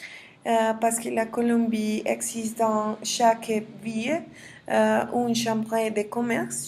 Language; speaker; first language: French; non-native, learner; Spanish